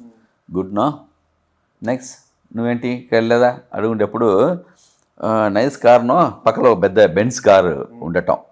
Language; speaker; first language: Telugu; non-native, learner; Tamil